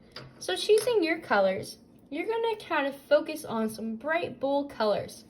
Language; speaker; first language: English; native; English